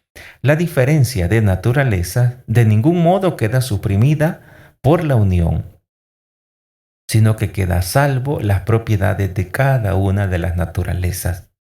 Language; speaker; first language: Spanish; native; Spanish